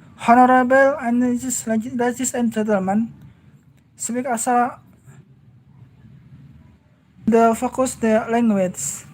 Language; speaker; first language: English; non-native, learner; Indonesian